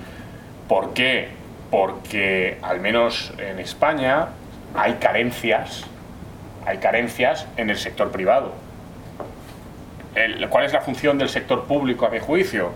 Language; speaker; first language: Spanish; native; Spanish